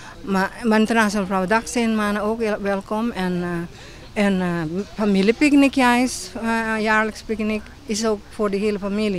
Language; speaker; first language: Dutch; non-native, fluent; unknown